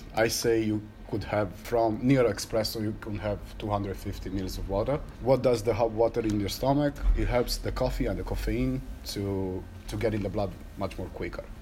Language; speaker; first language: English; non-native, learner; Romanian